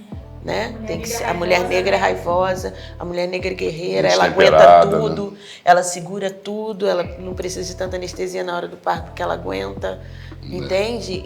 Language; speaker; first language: Portuguese; native; Portuguese